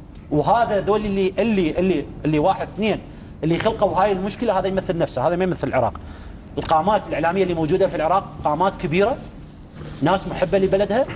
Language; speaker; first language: Arabic; native; Arabic